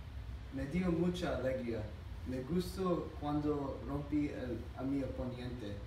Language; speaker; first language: Spanish; non-native, learner; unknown